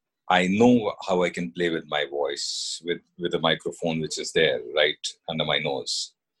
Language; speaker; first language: English; non-native, local second language; Hindi